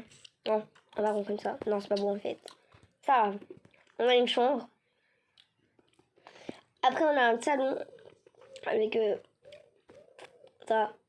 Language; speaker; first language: French; native; French